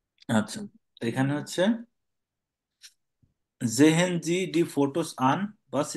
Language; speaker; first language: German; non-native, fluent; Bangla